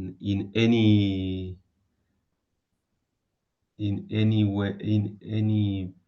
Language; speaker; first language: English; non-native, learner; Spanish